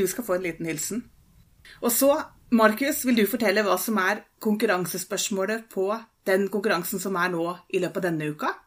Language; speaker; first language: Norwegian; native; Norwegian